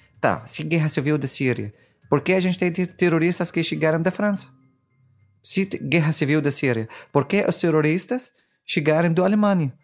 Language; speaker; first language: Portuguese; non-native, fluent; Arabic